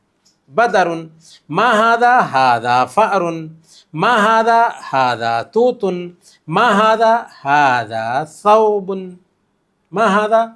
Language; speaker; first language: Arabic; non-native, fluent; Urdu